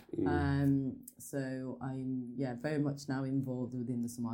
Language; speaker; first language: English; non-native, fluent; Norwegian